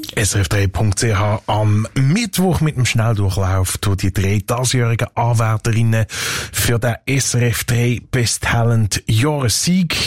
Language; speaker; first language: German; native; German